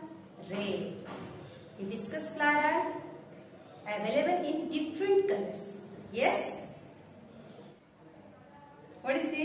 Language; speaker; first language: English; non-native, local second language; Marathi